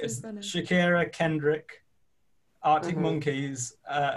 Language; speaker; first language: English; native; English